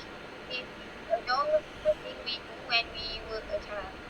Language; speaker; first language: English; non-native, local second language; Malay